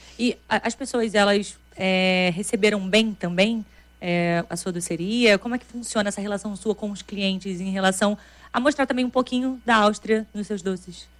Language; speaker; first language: Portuguese; native; Portuguese